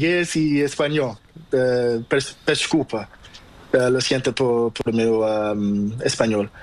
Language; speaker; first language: Spanish; non-native, learner; Portuguese